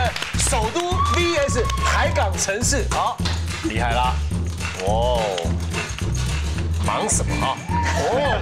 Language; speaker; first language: Chinese; native; Chinese